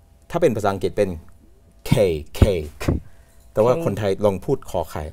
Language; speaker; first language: Thai; non-native, fluent; English